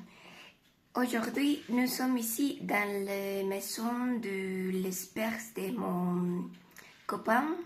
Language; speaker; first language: French; non-native, learner; Spanish